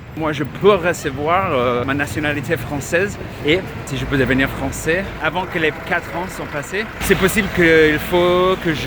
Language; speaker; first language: French; non-native, fluent; English